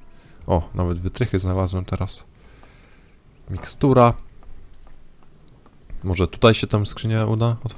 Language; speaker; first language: Polish; native; Polish